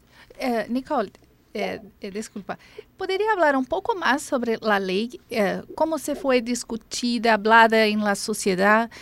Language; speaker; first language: Spanish; non-native, fluent; Portuguese